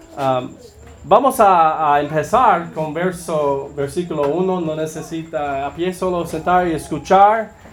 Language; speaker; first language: Spanish; non-native, learner; English